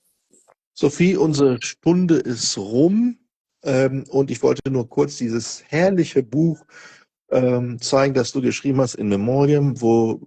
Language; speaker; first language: German; non-native, fluent; Portuguese